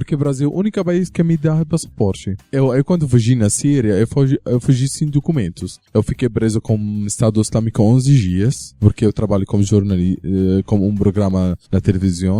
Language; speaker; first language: Portuguese; non-native, learner; Arabic